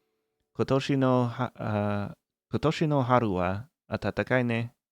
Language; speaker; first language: Japanese; non-native, learner; English